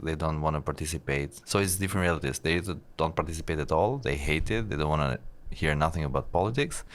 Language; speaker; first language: English; non-native, fluent; Albanian